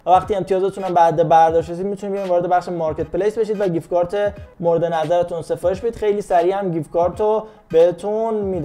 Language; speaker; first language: Persian; native; Persian